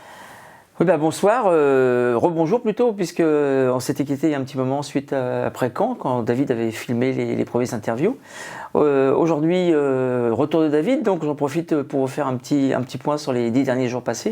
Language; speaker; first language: French; native; French